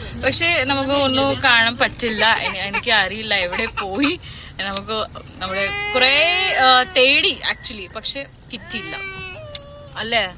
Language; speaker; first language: Malayalam; non-native, learner; Hindi